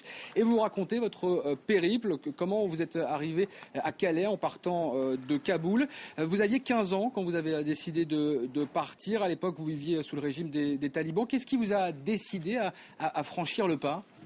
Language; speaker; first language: French; native; French